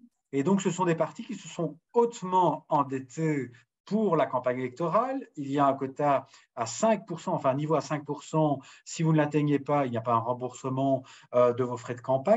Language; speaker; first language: French; native; French